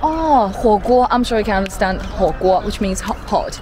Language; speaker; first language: English; non-native, fluent; Chinese